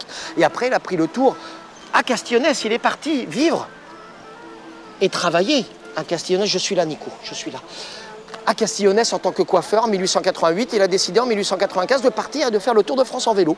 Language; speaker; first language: French; native; French